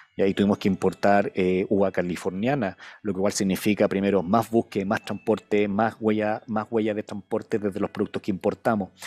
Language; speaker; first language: Spanish; native; Spanish